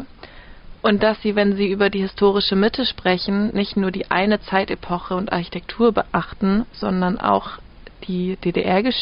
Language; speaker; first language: German; native; German